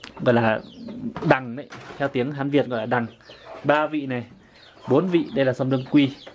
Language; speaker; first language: Vietnamese; non-native, local second language; Iu Mien